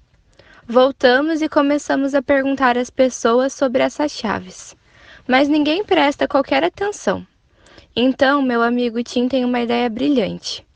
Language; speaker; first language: Portuguese; non-native, learner; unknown